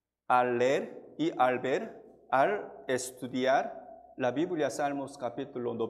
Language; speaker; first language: Spanish; non-native, fluent; Korean